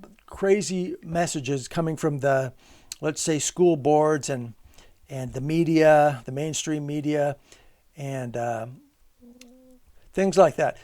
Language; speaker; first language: English; native; English